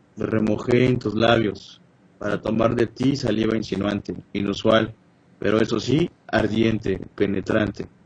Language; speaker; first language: Spanish; native; Spanish